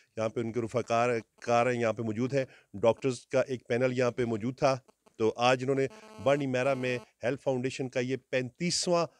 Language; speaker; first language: Urdu; non-native, local second language; Northern Hindko